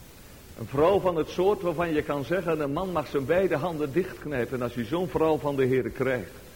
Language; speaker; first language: Dutch; native; Dutch